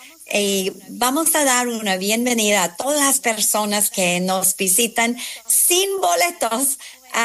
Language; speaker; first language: Spanish; non-native, fluent; English